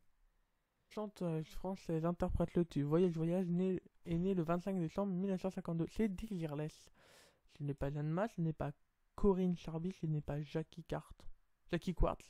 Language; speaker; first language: French; native; French